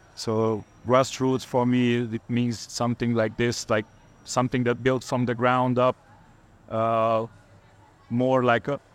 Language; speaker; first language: English; non-native, fluent; Hungarian